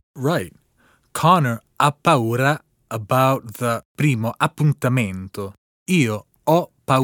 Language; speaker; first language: Italian; non-native, learner; English